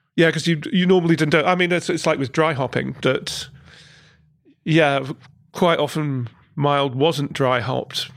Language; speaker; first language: English; native; English